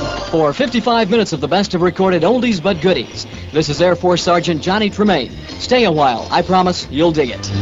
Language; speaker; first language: English; native; English